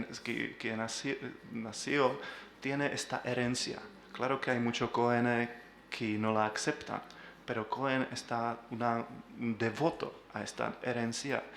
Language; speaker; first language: Spanish; non-native, learner; Czech